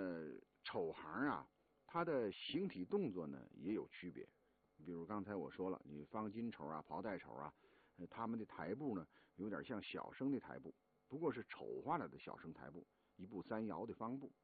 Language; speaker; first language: Chinese; native; Chinese